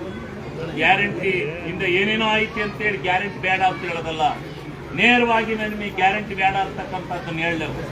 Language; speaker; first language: Kannada; native; Kannada